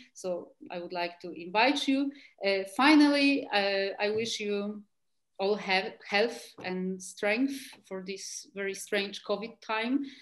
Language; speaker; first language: English; non-native, fluent; Polish